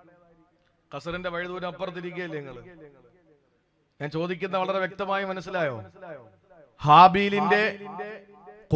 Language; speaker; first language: Malayalam; native; Malayalam